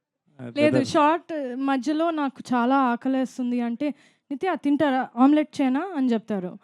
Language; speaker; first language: Telugu; non-native, fluent; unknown